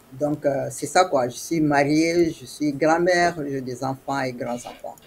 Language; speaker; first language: French; non-native, local second language; Swahili